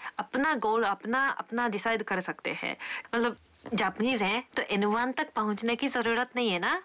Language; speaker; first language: Hindi; non-native, fluent; Japanese